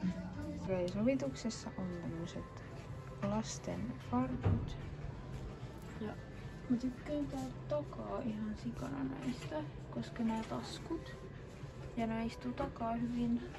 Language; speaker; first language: Finnish; native; Finnish